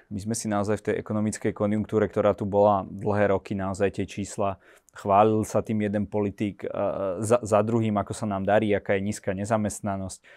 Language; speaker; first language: Slovak; native; Slovak